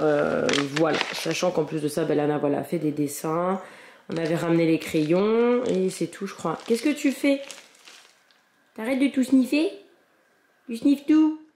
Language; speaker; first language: French; native; French